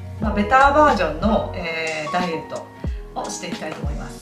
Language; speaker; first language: Japanese; native; Japanese